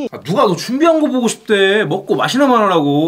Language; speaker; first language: Korean; native; Korean